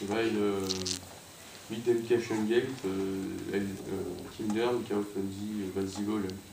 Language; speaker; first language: German; non-native, learner; French